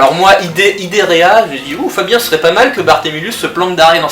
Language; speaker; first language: French; native; French